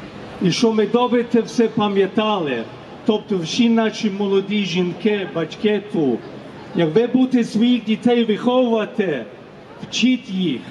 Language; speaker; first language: Ukrainian; early bilingual, heritage; Ukrainian